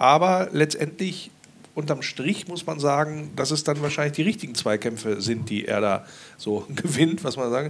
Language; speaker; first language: German; native; German